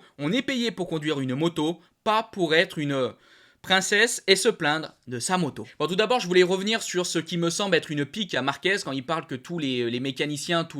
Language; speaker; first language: French; native; French